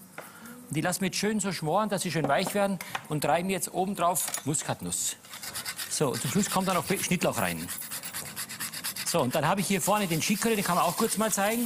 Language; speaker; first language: German; native; German